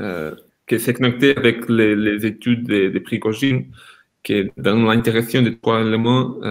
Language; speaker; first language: French; non-native, fluent; Portuguese